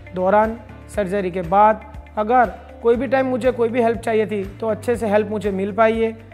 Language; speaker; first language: Hindi; non-native, local second language; Gujarati